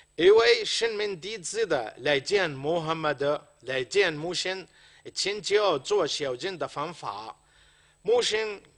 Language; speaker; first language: Chinese; non-native, fluent; Arabic